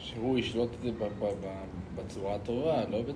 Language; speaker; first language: Hebrew; native; Hebrew